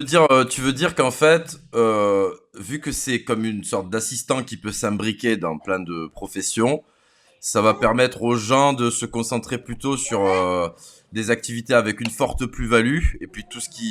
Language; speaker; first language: French; native; French